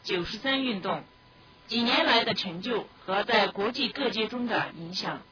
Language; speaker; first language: Chinese; native; Chinese